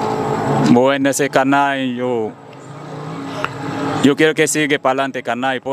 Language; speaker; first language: Spanish; non-native, fluent; Haitian Creole